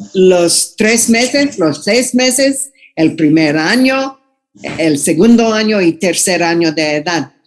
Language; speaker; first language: Spanish; non-native, fluent; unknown